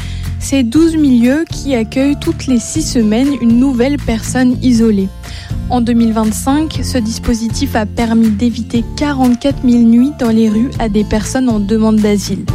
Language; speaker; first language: French; native; French